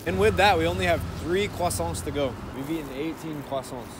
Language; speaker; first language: English; native; English